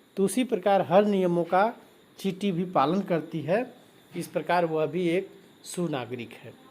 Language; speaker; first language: Hindi; native; Hindi